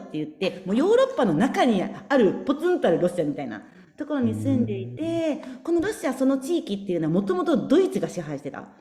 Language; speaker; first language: Japanese; native; Japanese